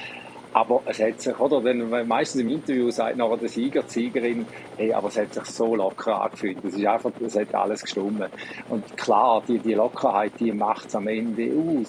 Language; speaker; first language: German; native; German